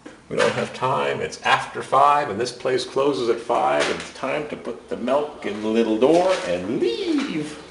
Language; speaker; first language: English; native; English